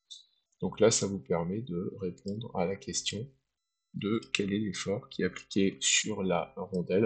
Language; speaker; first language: French; native; French